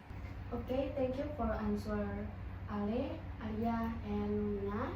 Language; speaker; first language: English; non-native, learner; Indonesian